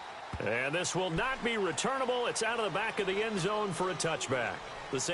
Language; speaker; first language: English; native; English